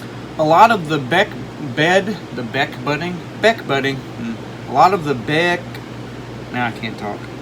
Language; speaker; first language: English; native; English